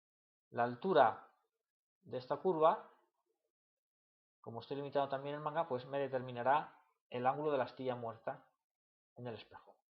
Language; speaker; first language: Spanish; native; Spanish